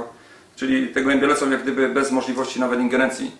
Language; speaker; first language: Polish; native; Polish